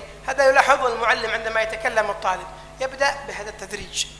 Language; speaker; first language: Arabic; native; Arabic